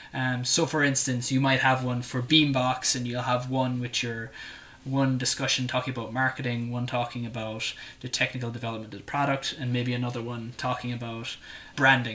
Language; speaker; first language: English; native; English